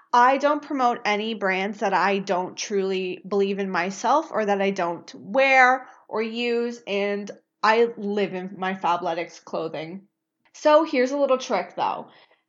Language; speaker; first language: English; native; English